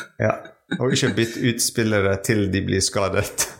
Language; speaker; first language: Norwegian; non-native, fluent; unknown